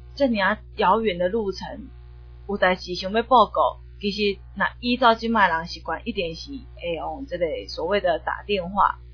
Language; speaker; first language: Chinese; native; Chinese